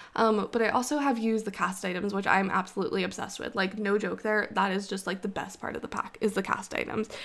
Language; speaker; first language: English; native; English